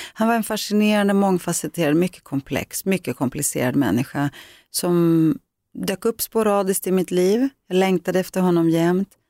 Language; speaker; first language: Swedish; early bilingual, other home language; Greek